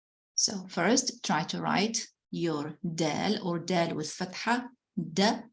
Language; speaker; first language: English; non-native, fluent; Arabic